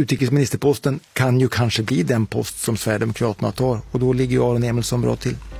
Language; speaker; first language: Swedish; native; Swedish